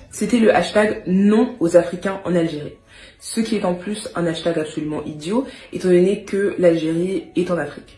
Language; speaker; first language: French; native; French